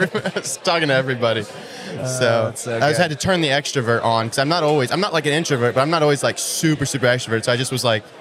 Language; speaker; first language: English; native; English